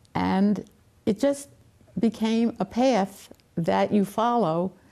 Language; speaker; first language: English; native; English